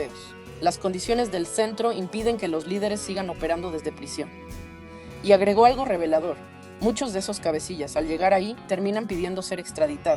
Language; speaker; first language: Spanish; native; Spanish